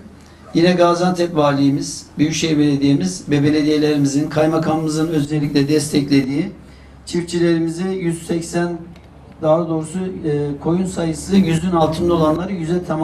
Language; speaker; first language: Turkish; native; Turkish